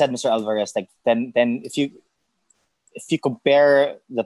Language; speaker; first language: English; non-native, local second language; Cebuano